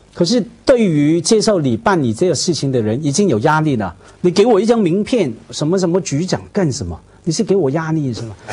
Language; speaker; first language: Chinese; non-native, fluent; Cantonese